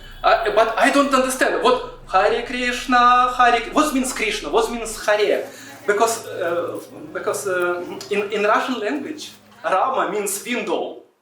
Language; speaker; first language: English; non-native, learner; Russian